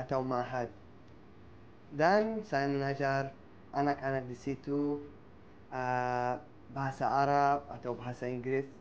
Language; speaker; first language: Indonesian; non-native, fluent; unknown